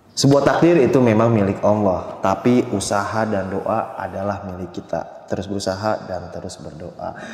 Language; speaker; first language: Indonesian; native; Indonesian